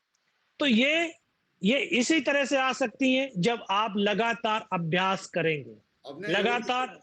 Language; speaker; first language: Hindi; native; Hindi